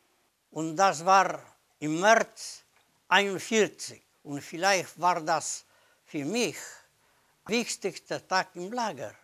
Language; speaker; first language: German; non-native, learner; Polish